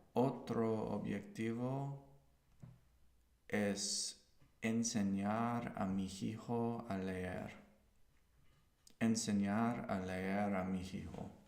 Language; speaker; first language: Spanish; non-native, learner; English